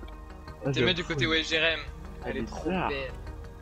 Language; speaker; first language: French; native; French